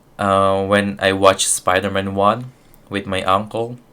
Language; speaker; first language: English; non-native, local second language; Filipino